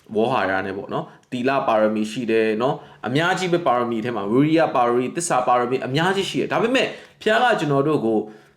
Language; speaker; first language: Burmese; non-native, local second language; Kachin